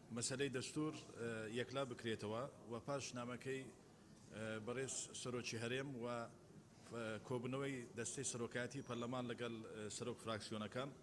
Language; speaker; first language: Central Kurdish; non-native, local second language; Turkmen